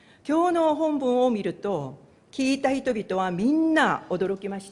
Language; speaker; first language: Japanese; non-native, fluent; Korean